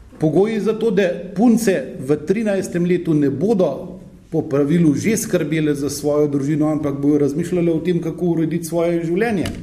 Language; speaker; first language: Slovenian; native; Slovenian